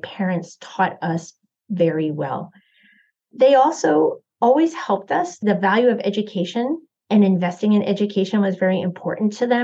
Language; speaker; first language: English; native; English